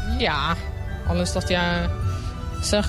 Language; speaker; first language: Dutch; early bilingual, heritage; Dutch